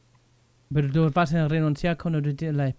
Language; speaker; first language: Spanish; non-native, fluent; German